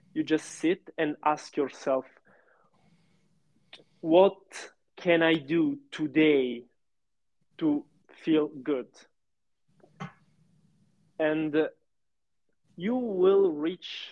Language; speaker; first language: English; non-native, fluent; Italian